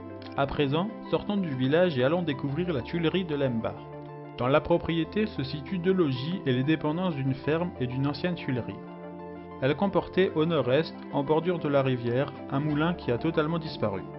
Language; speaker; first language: French; native; French